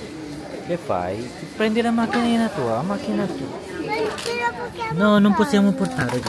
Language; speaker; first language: Italian; non-native, learner; Filipino